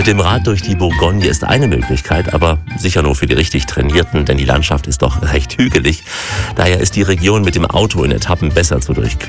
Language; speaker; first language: German; native; German